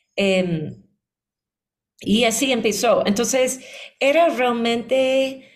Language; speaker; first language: Spanish; non-native, fluent; English